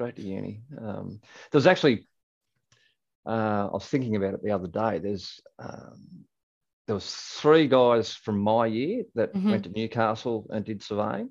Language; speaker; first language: English; native; English